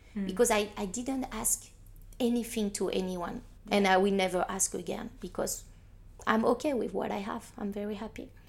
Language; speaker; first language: English; non-native, fluent; French